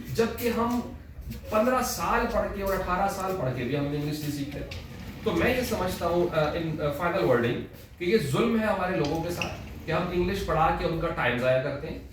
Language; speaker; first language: Urdu; non-native, local second language; Pashto